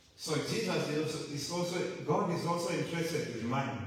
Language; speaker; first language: English; non-native, local second language; Shona